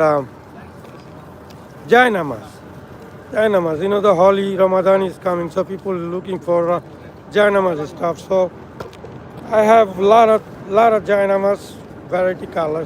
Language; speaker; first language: English; non-native, local second language; Bangla